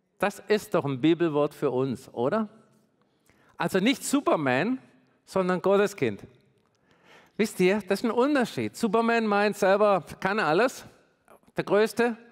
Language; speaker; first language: German; native; German